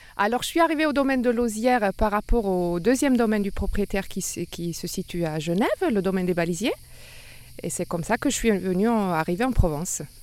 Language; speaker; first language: French; non-native, local second language; Swiss German